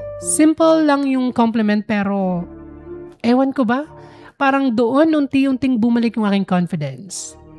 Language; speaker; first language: Filipino; non-native, local second language; Waray